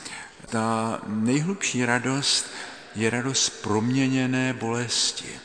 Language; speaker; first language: Czech; native; Czech